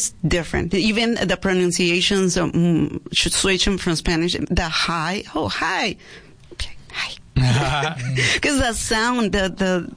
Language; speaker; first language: English; non-native, fluent; Spanish